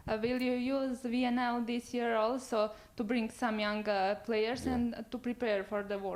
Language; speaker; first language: English; non-native, fluent; Serbian